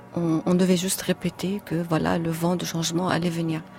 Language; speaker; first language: French; non-native, fluent; Arabic